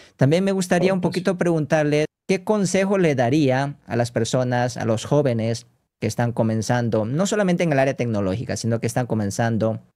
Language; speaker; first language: Spanish; non-native, fluent; Korean